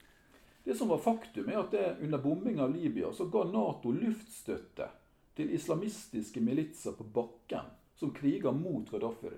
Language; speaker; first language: Norwegian; native; Norwegian